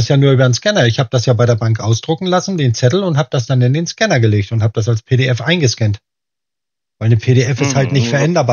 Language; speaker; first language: German; native; German